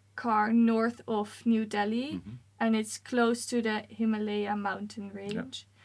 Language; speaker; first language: English; non-native, fluent; Dutch